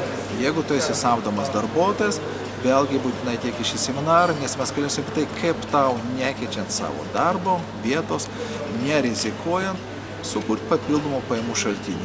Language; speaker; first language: Lithuanian; native; Lithuanian